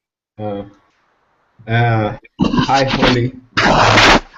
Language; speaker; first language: English; non-native, learner; Italian